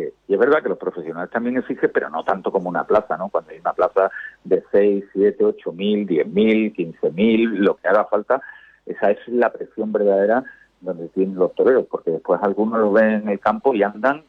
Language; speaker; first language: Spanish; native; Spanish